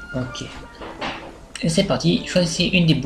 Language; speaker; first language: French; native; French